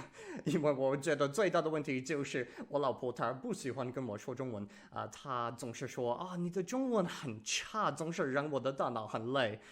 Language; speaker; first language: Chinese; non-native, learner; English